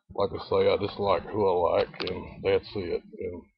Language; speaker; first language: English; native; English